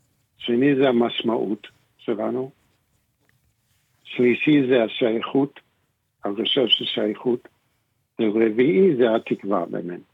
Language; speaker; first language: Hebrew; non-native, fluent; English